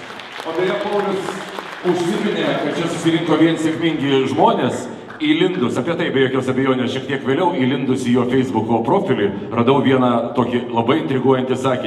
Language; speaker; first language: Lithuanian; native; Lithuanian